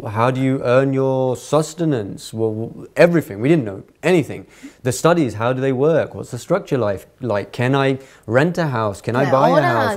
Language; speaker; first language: English; native; English